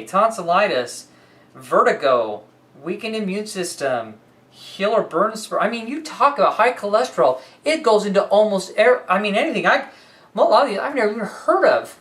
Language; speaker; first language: English; native; English